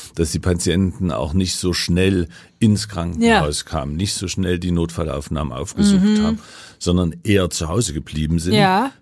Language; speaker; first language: German; native; German